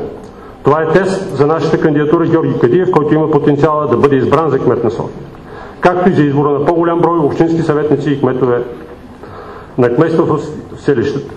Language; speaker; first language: Bulgarian; native; Bulgarian